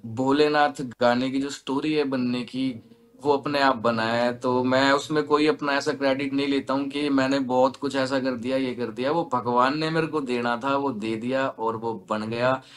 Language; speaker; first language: Hindi; native; Hindi